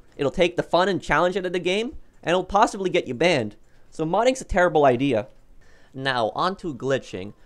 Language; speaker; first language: English; native; English